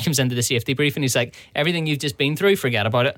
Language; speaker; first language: English; native; English